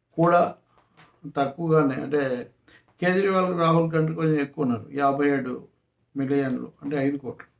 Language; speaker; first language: Telugu; native; Telugu